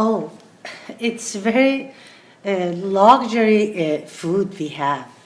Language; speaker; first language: English; non-native, learner; Persian